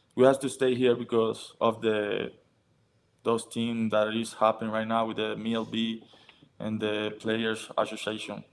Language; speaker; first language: English; non-native, learner; Spanish